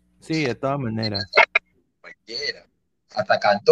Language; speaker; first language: Spanish; native; Spanish